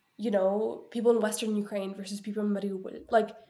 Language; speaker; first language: English; early bilingual, other home language; Ukrainian